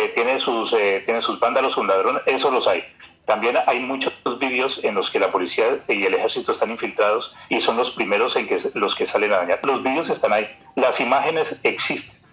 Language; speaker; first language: Spanish; native; Spanish